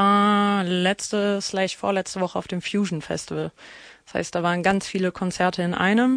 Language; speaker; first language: German; native; German